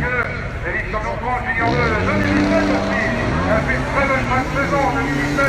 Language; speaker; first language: French; native; French